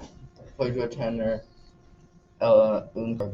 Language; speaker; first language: Spanish; non-native, learner; English